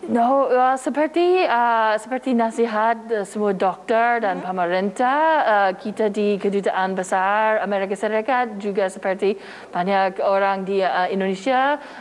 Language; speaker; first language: Indonesian; non-native, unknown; English